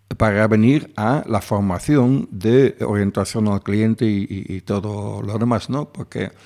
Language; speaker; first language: Spanish; non-native, fluent; Dutch